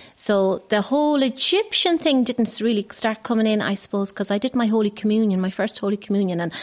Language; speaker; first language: English; non-native, local second language; Irish